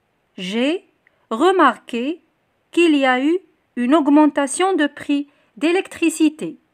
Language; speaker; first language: French; non-native, local second language; Arabic